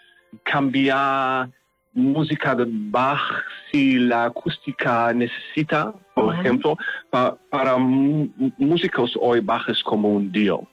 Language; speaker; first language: Spanish; non-native, learner; German